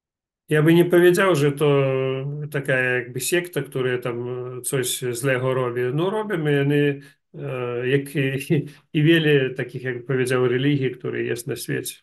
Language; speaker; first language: Polish; non-native, learner; Russian